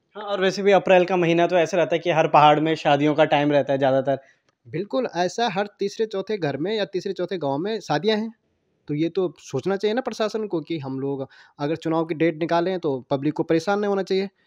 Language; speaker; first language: Hindi; non-native, local second language; Garhwali